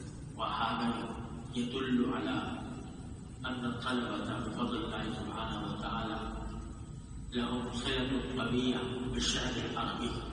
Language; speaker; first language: Arabic; non-native, fluent; Urdu